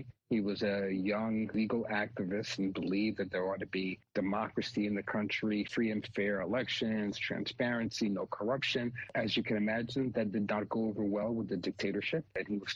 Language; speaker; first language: English; native; English